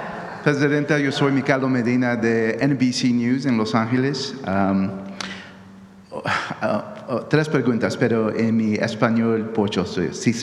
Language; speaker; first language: Spanish; early bilingual, heritage; Spanish